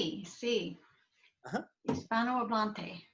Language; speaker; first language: Spanish; non-native, learner; English